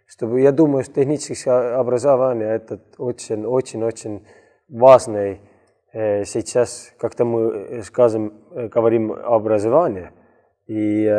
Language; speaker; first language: Russian; non-native, learner; Estonian